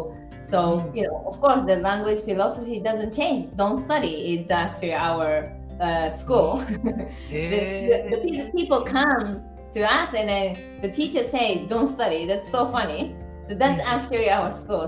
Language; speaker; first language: English; non-native, fluent; Japanese